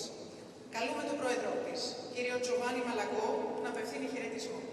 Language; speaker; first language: Greek; native; Greek